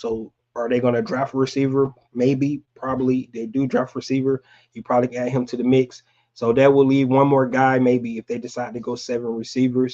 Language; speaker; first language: English; native; English